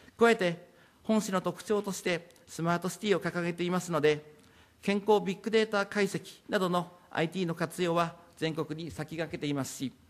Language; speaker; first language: Japanese; native; Japanese